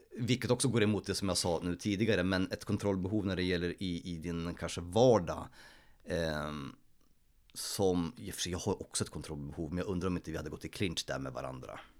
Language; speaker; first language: Swedish; early bilingual, other home language; Polish